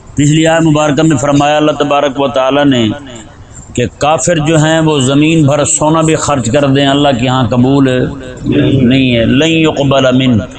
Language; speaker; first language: Urdu; non-native, local second language; Punjabi